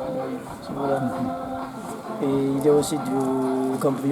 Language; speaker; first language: French; non-native, local second language; Malagasy